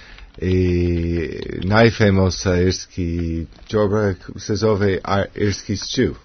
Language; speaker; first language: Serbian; non-native, learner; English